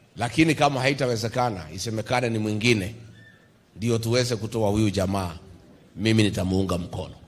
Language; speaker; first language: Swahili; non-native, local second language; Kikuyu